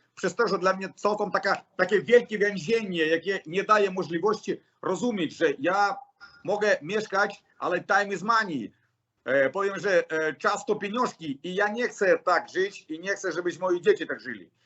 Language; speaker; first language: Polish; non-native, learner; Russian